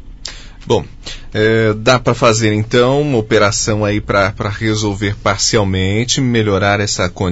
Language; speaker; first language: Portuguese; native; Portuguese